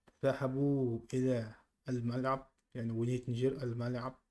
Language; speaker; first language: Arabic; non-native, fluent; Kazakh